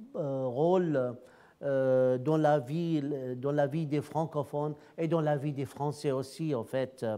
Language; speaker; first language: French; non-native, fluent; Arabic